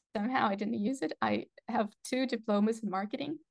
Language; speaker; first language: English; non-native, fluent; Russian